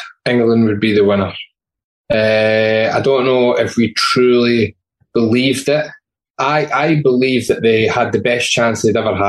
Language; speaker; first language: English; native; English